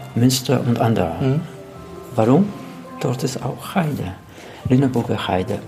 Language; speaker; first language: German; non-native, learner; Polish